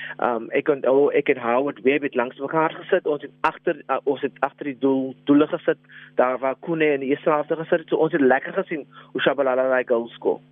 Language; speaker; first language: Afrikaans; non-native, local second language; English